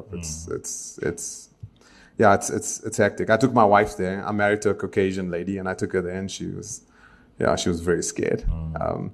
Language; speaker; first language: English; native; English